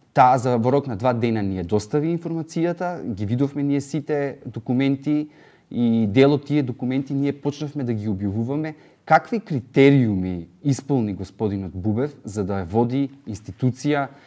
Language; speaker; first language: Macedonian; native; Macedonian